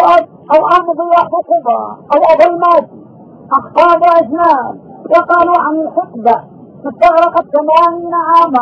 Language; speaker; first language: Arabic; native; Arabic